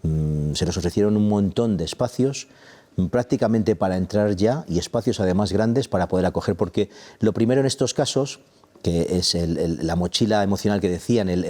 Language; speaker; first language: Spanish; native; Spanish